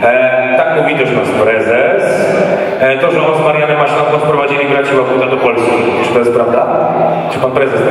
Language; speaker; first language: Polish; native; Polish